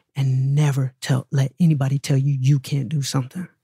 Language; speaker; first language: English; native; English